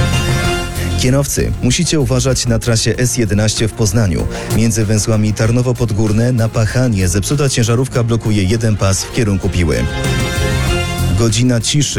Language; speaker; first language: Polish; native; Polish